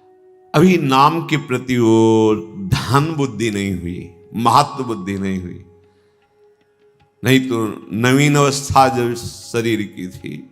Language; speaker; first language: Hindi; native; Hindi